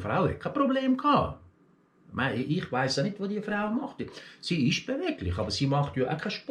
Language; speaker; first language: German; early bilingual, other home language; Turkish